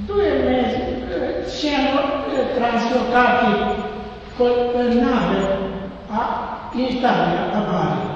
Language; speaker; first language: Italian; non-native, learner; Serbian